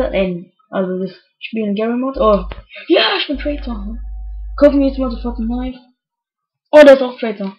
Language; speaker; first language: German; native; German